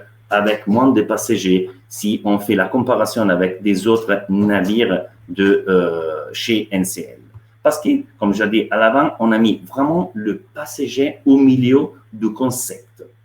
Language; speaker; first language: French; non-native, fluent; Italian